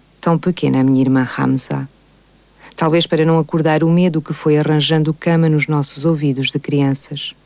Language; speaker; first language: Portuguese; native; Portuguese